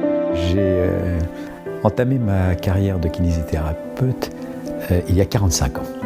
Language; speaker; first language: French; native; French